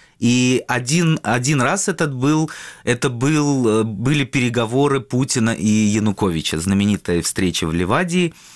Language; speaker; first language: Russian; native; Russian